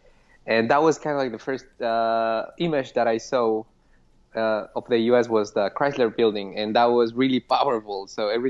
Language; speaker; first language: English; non-native, fluent; Spanish